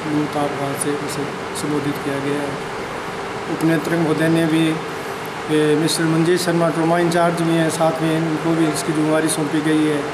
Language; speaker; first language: Hindi; native; Hindi